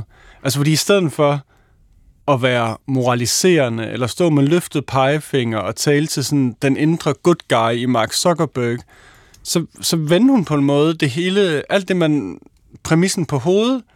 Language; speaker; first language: Danish; native; Danish